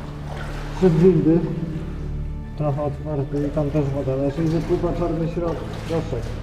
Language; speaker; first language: Polish; native; Polish